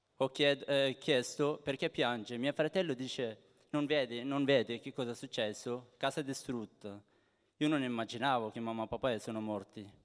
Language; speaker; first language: Italian; non-native, fluent; Persian